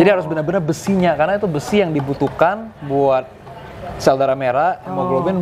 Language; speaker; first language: Indonesian; early bilingual, heritage; Indonesian